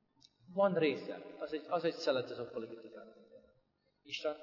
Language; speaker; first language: Hungarian; non-native, fluent; English